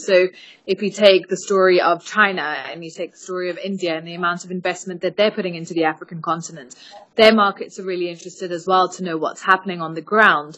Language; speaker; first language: English; native; English